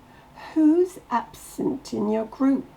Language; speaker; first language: English; non-native, fluent; French